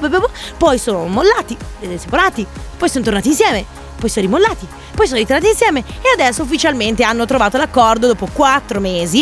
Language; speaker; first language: Italian; native; Italian